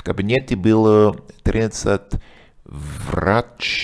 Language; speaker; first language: Russian; non-native, learner; English